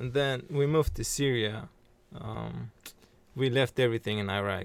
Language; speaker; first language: English; early bilingual, other home language; Arabic